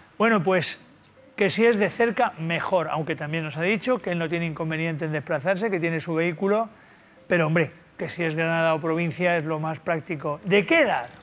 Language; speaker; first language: Spanish; native; Spanish